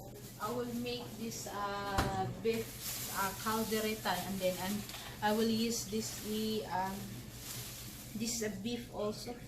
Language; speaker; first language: English; non-native, local second language; Filipino